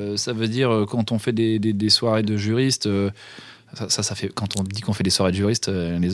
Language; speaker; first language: French; native; French